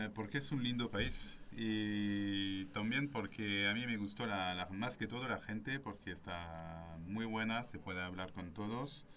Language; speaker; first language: Spanish; non-native, fluent; French